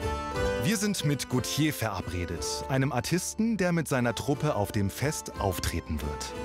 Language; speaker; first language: German; native; German